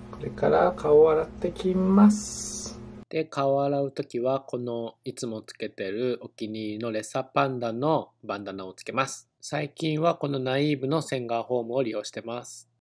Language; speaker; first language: Japanese; native; Japanese